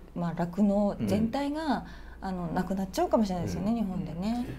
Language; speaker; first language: Japanese; native; Japanese